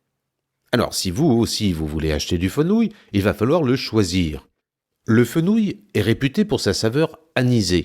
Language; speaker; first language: French; native; French